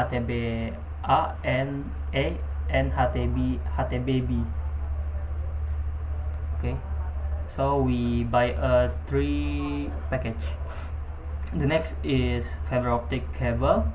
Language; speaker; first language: English; non-native, learner; Indonesian